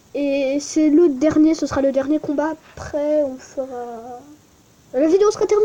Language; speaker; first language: French; native; French